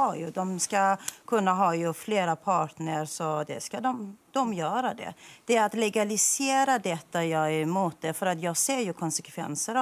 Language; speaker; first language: Swedish; non-native, fluent; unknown